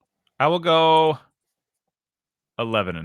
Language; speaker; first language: English; native; English